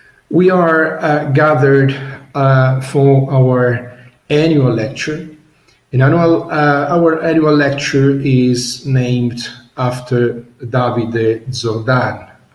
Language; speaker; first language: English; non-native, fluent; Italian